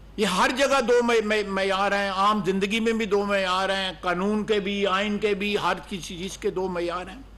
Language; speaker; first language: Urdu; non-native, local second language; Punjabi